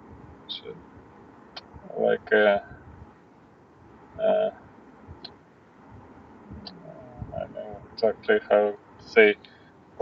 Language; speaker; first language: English; non-native, learner; Russian